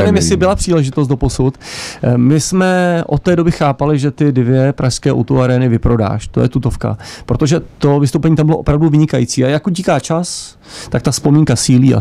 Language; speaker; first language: Czech; native; Czech